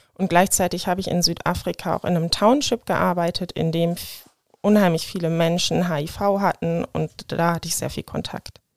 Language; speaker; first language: German; native; German